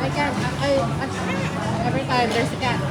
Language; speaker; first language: English; non-native, local second language; Filipino